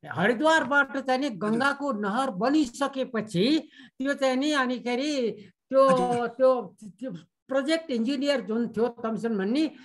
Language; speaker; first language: Nepali; native; Nepali